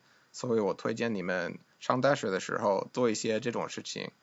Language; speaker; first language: Chinese; non-native, fluent; English